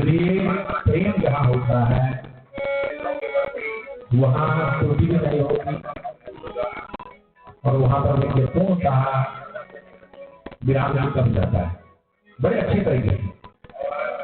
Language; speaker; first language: Hindi; native; Hindi